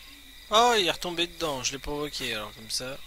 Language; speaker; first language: French; native; French